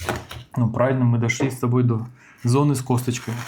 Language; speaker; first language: Russian; native; Russian